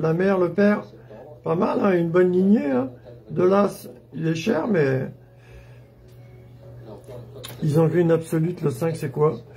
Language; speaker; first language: French; native; French